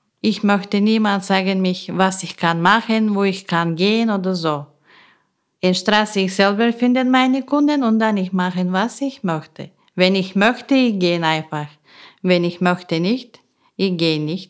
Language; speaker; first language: German; non-native, learner; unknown